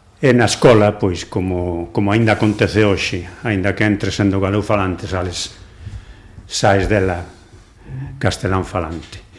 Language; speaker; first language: Galician; non-native, local second language; Spanish